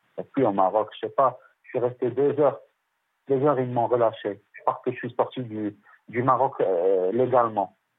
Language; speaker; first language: French; non-native, local second language; Arabic